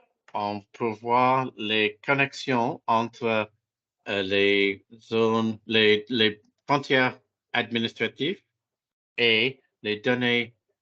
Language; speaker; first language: French; non-native, fluent; English